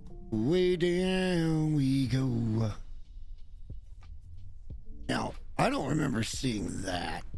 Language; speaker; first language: English; native; English